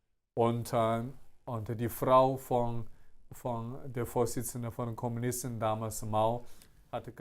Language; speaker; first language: German; non-native, fluent; Chinese